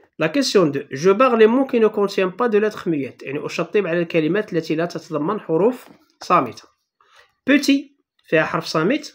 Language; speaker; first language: French; non-native, local second language; Arabic